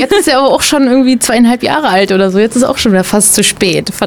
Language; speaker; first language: German; native; German